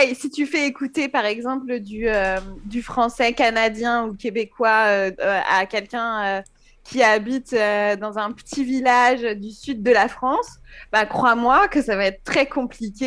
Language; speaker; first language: French; native; French